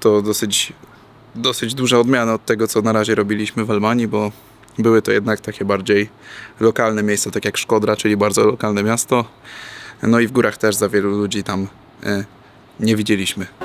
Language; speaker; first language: Polish; native; Polish